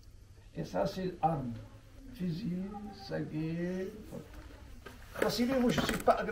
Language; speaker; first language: French; non-native, local second language; Arabic